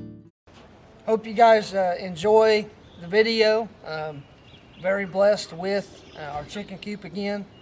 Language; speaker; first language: English; native; English